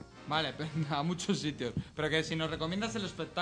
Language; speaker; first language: Spanish; native; Spanish